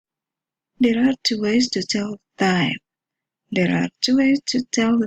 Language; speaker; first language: English; non-native, fluent; Indonesian